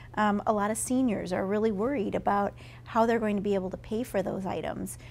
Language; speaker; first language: English; native; English